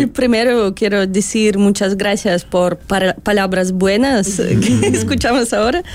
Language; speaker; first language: Spanish; early bilingual, other home language; Russian